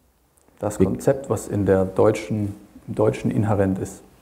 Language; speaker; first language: German; native; German